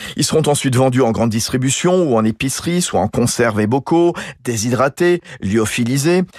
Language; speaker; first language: French; native; French